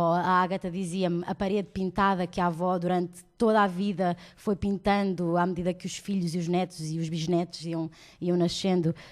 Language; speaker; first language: Portuguese; native; Portuguese